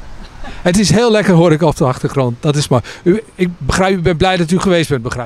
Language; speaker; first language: Dutch; native; Dutch